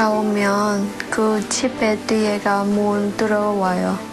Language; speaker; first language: Korean; non-native, learner; Vietnamese